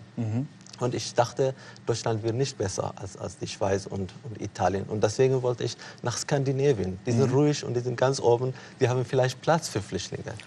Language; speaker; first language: German; non-native, fluent; Tigrinya